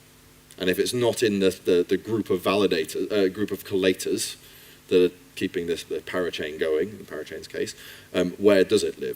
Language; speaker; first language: English; native; English